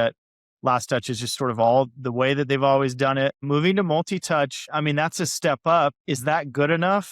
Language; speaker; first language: English; native; English